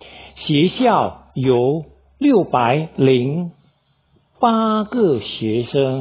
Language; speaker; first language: Chinese; non-native, fluent; Indonesian